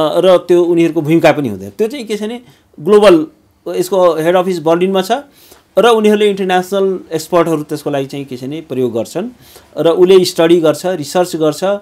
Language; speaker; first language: Nepali; native; Nepali